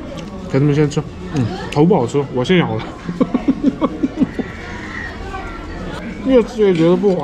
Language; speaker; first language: Chinese; native; Chinese